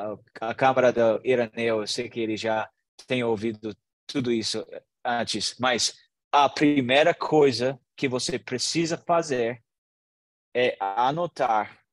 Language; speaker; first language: Portuguese; non-native, learner; English